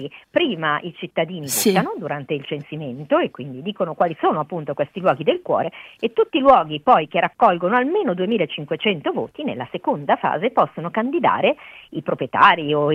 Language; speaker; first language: Italian; native; Italian